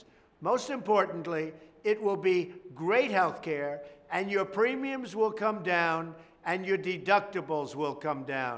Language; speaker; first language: English; native; English